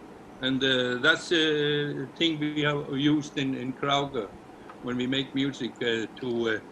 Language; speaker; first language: English; non-native, learner; Icelandic